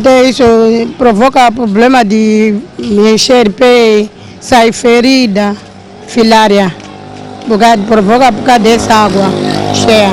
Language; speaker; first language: Portuguese; non-native, local second language; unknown